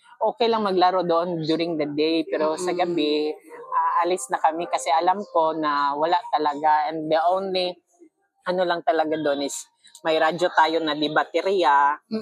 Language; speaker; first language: Filipino; non-native, local second language; Cebuano